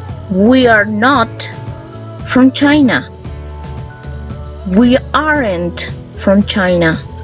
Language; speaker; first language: English; non-native, fluent; Spanish